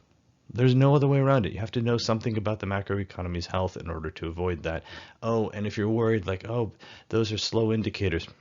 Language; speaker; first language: English; native; English